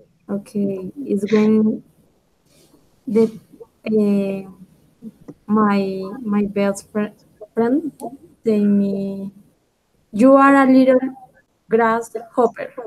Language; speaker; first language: English; non-native, learner; Spanish